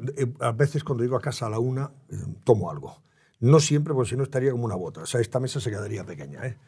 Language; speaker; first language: Spanish; native; Spanish